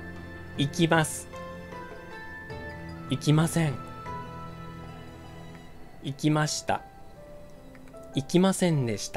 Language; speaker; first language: Japanese; non-native, fluent; Portuguese